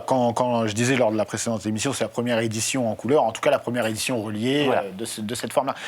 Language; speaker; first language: French; native; French